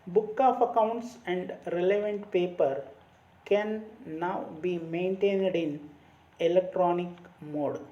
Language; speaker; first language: English; non-native, local second language; Kannada